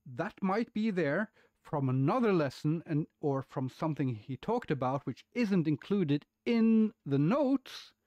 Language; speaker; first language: English; non-native, fluent; Norwegian